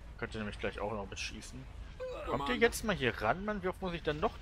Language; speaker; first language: German; native; German